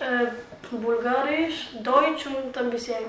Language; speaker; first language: German; early bilingual, other home language; Bulgarian